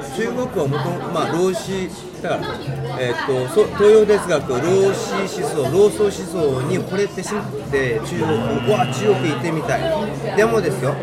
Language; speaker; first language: Japanese; non-native, fluent; Korean